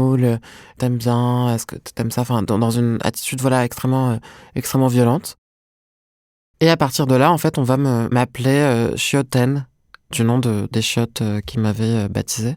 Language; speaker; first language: French; non-native, local second language; Arabic